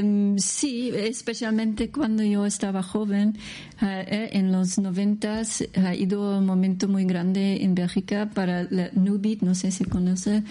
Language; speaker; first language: Spanish; non-native, learner; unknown